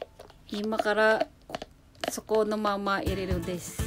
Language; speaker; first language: Japanese; non-native, fluent; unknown